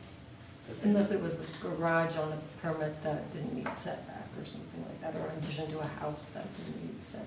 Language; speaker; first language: English; native; English